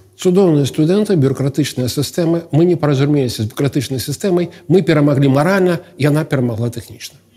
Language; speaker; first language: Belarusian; non-native, local second language; Russian